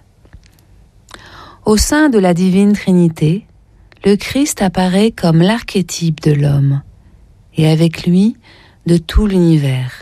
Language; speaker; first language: French; native; French